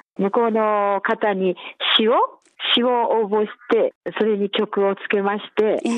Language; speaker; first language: Japanese; native; Japanese